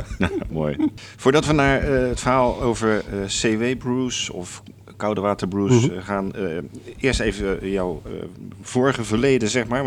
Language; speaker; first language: Dutch; native; Dutch